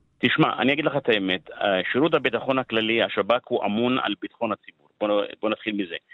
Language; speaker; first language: Hebrew; non-native, local second language; Arabic